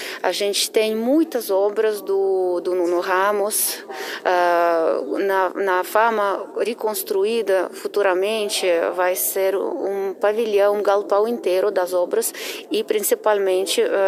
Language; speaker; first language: Portuguese; non-native, fluent; Russian